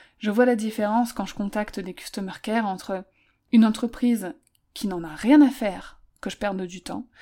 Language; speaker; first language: French; native; French